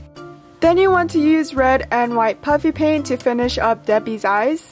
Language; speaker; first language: English; native; English